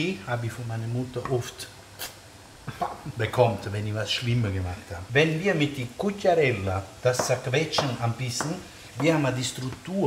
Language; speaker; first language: German; non-native, fluent; Italian